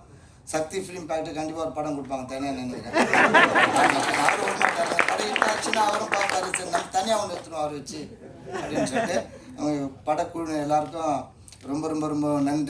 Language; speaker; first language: Tamil; native; Tamil